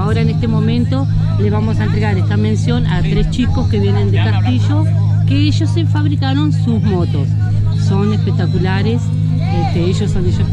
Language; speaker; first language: Spanish; native; Spanish